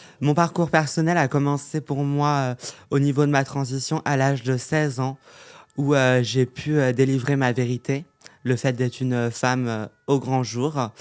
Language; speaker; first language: French; native; French